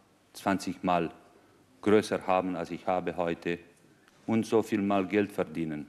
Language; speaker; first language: German; non-native, fluent; Romanian